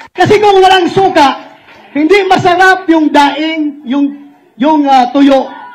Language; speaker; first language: Filipino; non-native, local second language; Cebuano